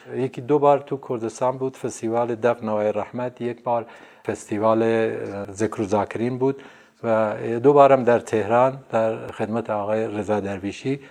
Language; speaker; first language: Persian; non-native, local second language; Central Kurdish